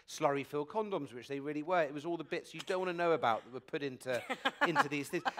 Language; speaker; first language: English; native; English